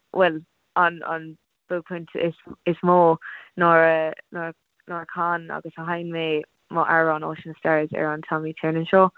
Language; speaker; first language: Irish; non-native, local second language; English